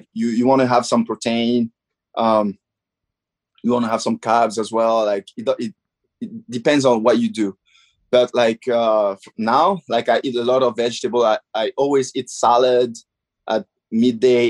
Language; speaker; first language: English; non-native, fluent; French